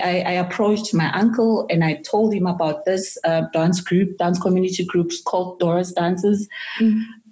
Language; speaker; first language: English; non-native, local second language; Zulu